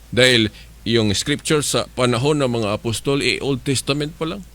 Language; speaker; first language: Filipino; non-native, fluent; Cebuano